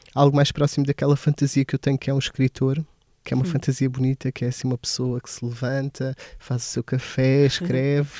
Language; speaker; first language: Portuguese; native; Portuguese